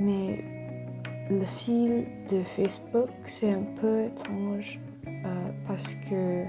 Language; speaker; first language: French; non-native, learner; English